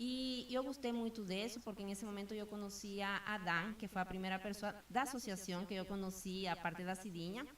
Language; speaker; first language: Portuguese; non-native, fluent; Spanish